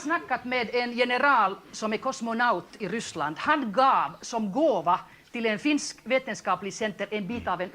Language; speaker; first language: Swedish; non-native, local second language; Finnish